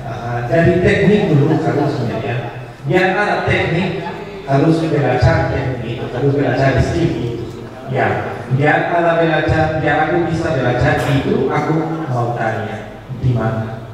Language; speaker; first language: Indonesian; non-native, fluent; Spanish